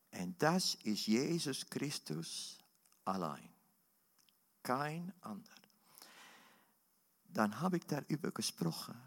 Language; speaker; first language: German; non-native, learner; Dutch